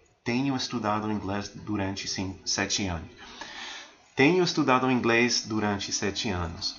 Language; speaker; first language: Portuguese; non-native, fluent; English